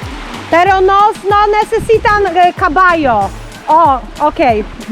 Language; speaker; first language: Spanish; non-native, learner; Polish